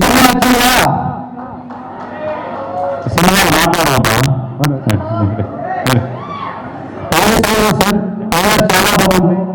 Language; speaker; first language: Telugu; native; Telugu